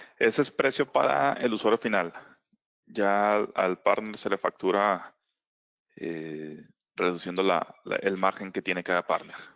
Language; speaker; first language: Spanish; native; Spanish